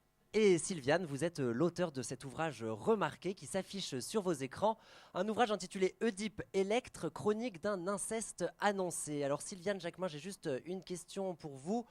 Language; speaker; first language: French; native; French